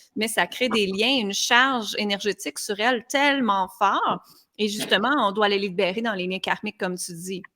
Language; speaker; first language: French; native; French